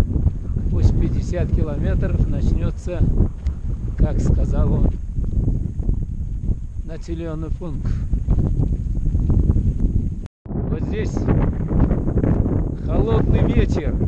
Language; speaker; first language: Russian; non-native, local second language; Uzbek